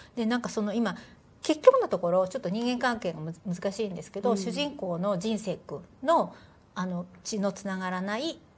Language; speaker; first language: Japanese; native; Japanese